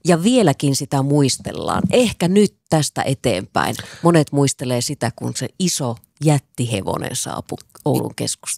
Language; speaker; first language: Finnish; native; Finnish